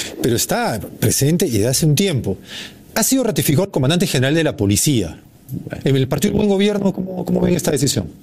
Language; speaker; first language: Spanish; native; Spanish